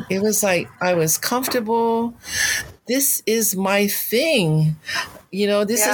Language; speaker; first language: English; native; English